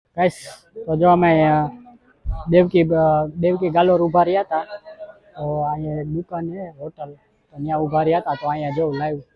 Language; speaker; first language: Gujarati; native; Gujarati